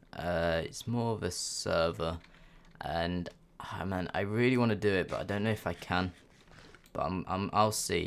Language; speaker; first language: English; native; English